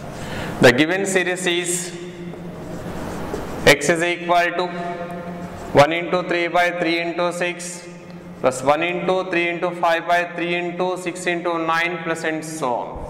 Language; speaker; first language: English; non-native, local second language; Telugu